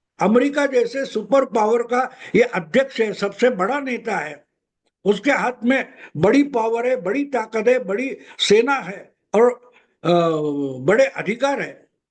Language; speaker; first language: Hindi; non-native, local second language; Marathi